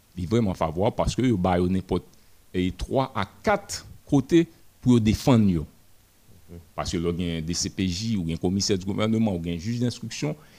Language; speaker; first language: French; non-native, local second language; Haitian Creole